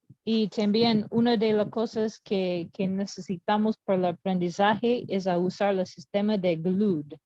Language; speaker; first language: Spanish; non-native, learner; English